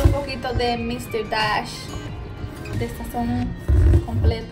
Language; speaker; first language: Spanish; early bilingual, heritage; Spanish